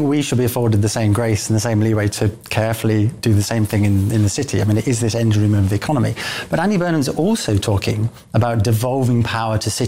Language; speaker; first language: English; native; English